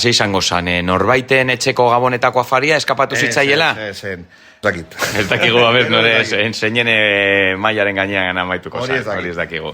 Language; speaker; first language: Basque; native; Basque